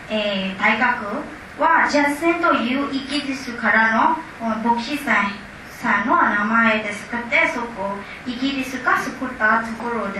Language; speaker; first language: Japanese; non-native, learner; Burmese